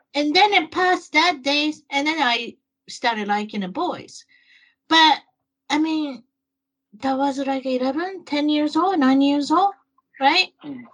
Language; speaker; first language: English; non-native, learner; Japanese